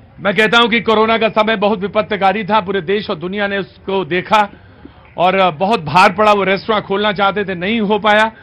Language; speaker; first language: Hindi; native; Hindi